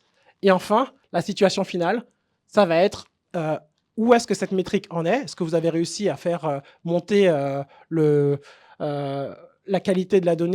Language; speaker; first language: French; native; French